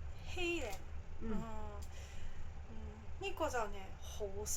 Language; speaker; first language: Cantonese; non-native, fluent; Japanese